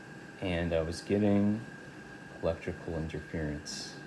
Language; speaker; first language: English; native; English